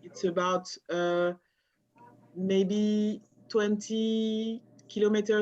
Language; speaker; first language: English; non-native, learner; French